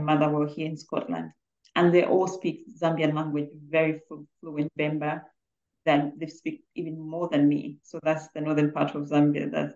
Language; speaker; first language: English; non-native, local second language; Bemba